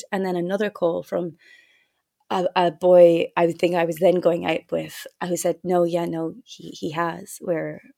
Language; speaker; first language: English; native; English